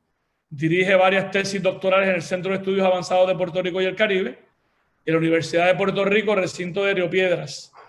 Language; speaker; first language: Spanish; native; Spanish